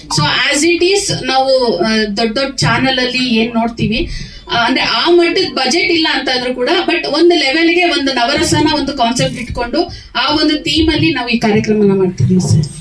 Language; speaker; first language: Kannada; native; Kannada